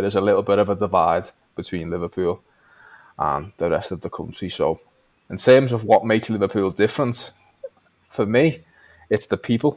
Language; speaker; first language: English; native; English